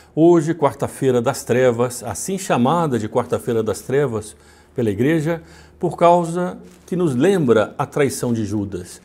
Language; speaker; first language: Portuguese; native; Portuguese